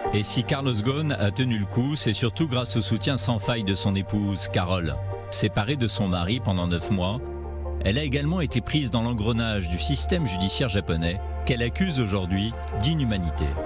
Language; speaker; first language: French; native; French